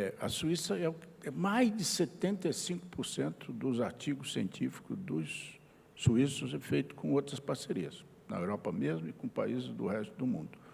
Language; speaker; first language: Portuguese; native; Portuguese